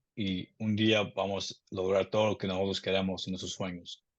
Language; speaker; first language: Spanish; early bilingual, other home language; English